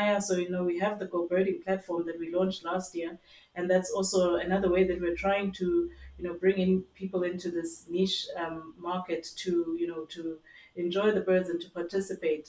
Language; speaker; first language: English; non-native, local second language; Zulu